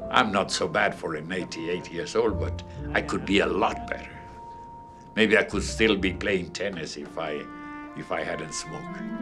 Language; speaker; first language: English; non-native, fluent; Spanish